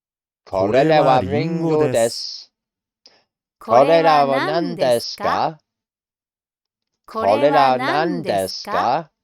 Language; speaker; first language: Japanese; non-native, learner; English